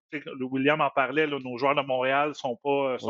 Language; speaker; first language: French; native; French